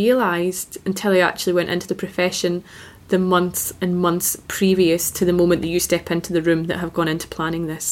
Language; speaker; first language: English; native; English